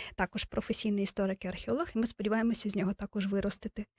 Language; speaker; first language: Ukrainian; native; Ukrainian